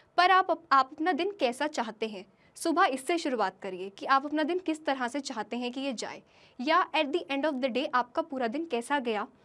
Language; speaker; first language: Hindi; native; Hindi